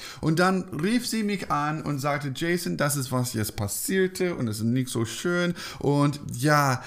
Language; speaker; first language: German; non-native, fluent; English